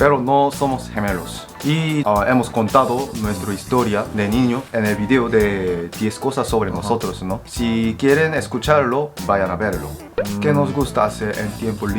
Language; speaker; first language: Spanish; non-native, fluent; Korean